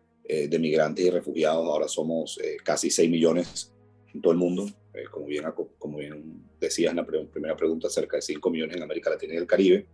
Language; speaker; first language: Spanish; native; Spanish